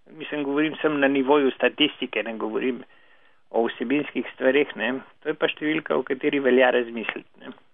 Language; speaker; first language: Slovenian; non-native, local second language; Serbian